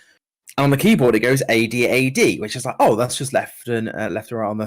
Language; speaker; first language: English; native; English